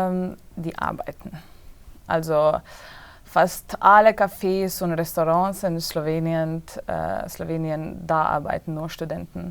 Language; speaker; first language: German; non-native, fluent; Slovenian